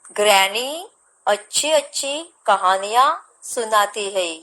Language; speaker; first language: Hindi; non-native, local second language; Marathi